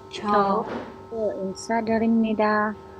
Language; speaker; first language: Korean; non-native, learner; Indonesian